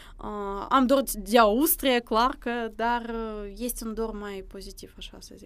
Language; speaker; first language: Romanian; early bilingual, other home language; Russian